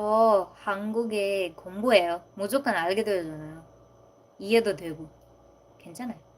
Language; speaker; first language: Korean; non-native, learner; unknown